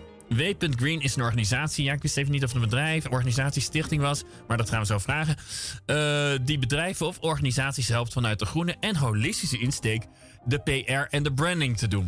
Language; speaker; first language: Dutch; native; Dutch